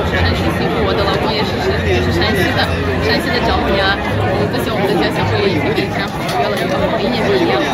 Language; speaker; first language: Chinese; non-native, fluent; Russian